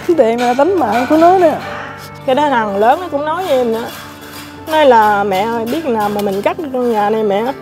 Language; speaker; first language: Vietnamese; native; Vietnamese